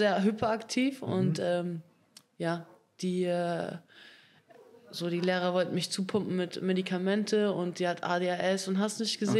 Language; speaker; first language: German; early bilingual, other home language; Russian